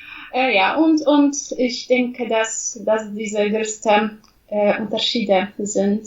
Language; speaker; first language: German; non-native, fluent; Polish